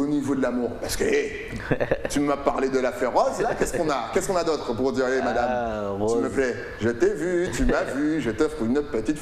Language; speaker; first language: French; native; French